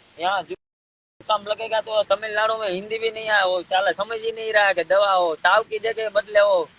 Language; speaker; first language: Hindi; non-native, local second language; Gujarati